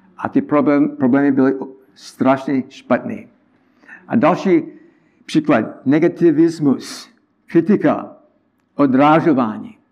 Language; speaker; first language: Czech; non-native, learner; English